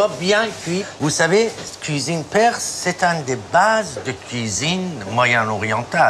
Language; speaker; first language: French; non-native, fluent; Persian